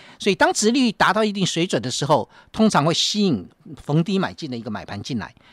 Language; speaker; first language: Chinese; native; Chinese